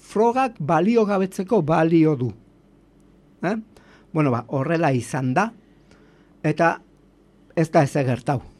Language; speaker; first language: Basque; native; Basque